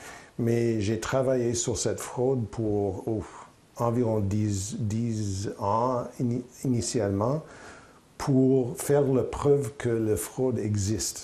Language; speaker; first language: French; non-native, local second language; English